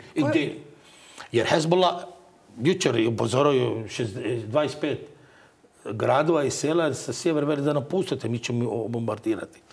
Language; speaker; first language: Croatian; non-native, fluent; Arabic